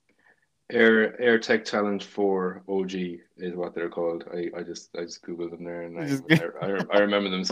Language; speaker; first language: English; native; English